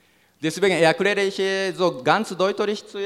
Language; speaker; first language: German; non-native, learner; Japanese